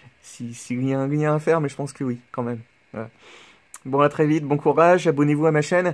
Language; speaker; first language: French; native; French